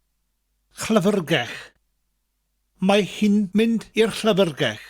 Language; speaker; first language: Welsh; non-native, fluent; English